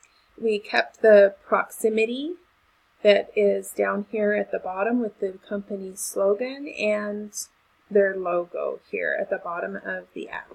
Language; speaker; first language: English; native; English